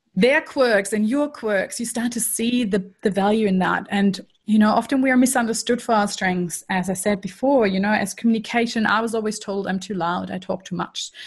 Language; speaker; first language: English; non-native, fluent; German